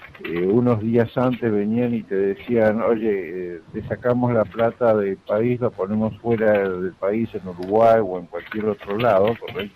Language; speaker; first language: Spanish; native; Spanish